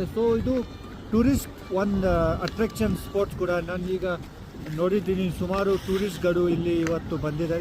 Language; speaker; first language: Kannada; non-native, local second language; Ladakhi